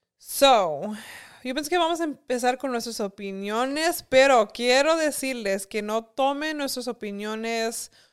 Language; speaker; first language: Spanish; early bilingual, heritage; Spanish